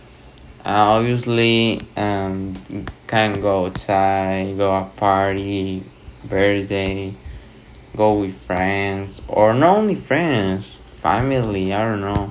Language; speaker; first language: English; non-native, learner; Spanish